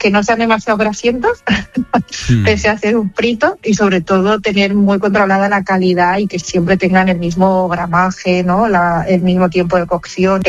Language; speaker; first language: Spanish; native; Spanish